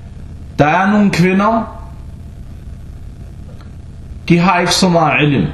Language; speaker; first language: Danish; early bilingual, other home language; Arabic